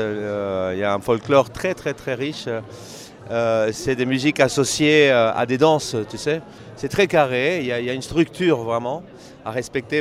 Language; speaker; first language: French; non-native, fluent; Spanish